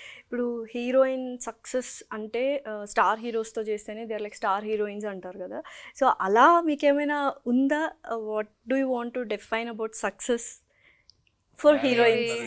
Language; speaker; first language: Telugu; native; Telugu